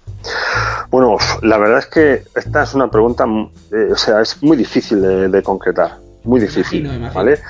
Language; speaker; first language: Spanish; native; Spanish